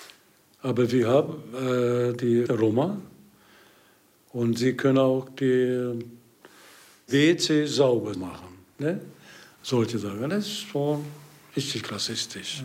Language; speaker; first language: German; non-native, learner; Hungarian